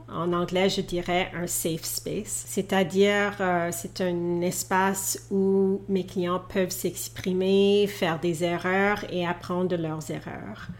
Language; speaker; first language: French; non-native, local second language; English